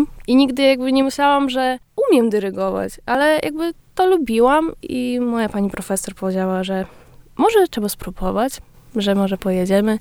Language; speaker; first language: Polish; early bilingual, heritage; Polish